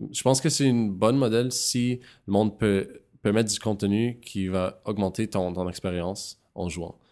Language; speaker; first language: French; non-native, local second language; English